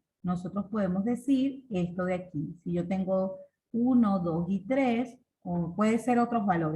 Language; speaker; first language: Spanish; native; Spanish